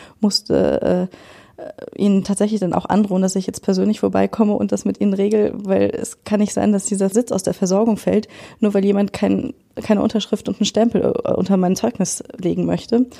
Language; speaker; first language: German; native; German